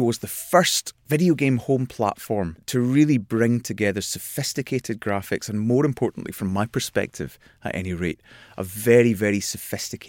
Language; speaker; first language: English; native; English